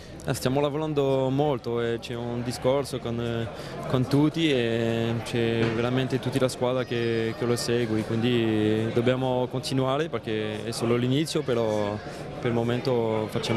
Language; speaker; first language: Italian; non-native, fluent; French